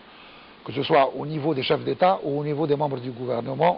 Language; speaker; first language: French; non-native, local second language; Arabic